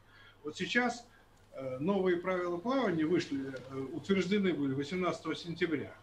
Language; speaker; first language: Russian; native; Russian